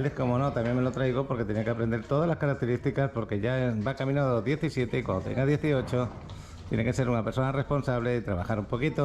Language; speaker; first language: Spanish; native; Spanish